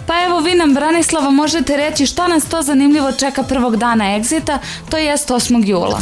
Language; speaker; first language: Serbian; native; Serbian